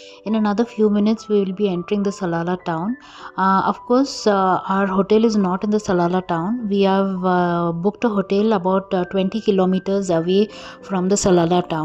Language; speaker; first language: English; non-native, local second language; Bangla